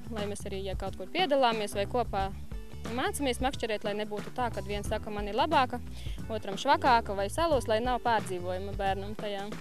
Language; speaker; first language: Latvian; native; Latvian